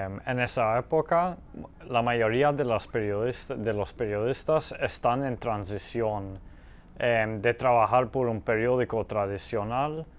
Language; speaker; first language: Spanish; early bilingual, heritage; Spanish